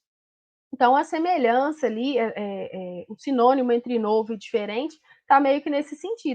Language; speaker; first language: Portuguese; native; Portuguese